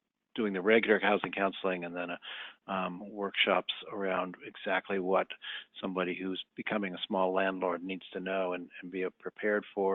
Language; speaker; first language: English; native; English